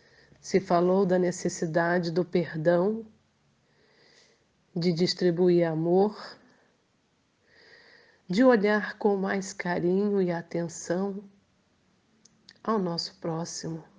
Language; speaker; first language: Portuguese; native; Portuguese